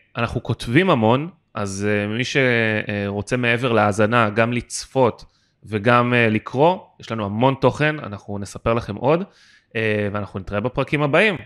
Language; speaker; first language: Hebrew; native; Hebrew